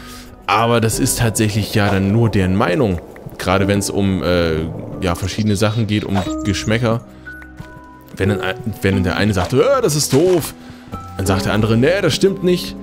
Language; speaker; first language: German; native; German